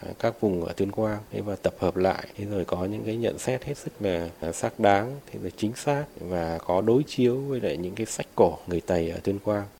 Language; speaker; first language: Vietnamese; non-native, local second language; Tày